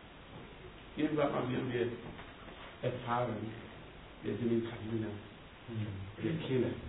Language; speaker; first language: German; non-native, learner; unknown